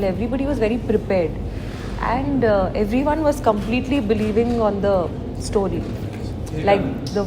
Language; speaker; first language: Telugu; non-native, learner; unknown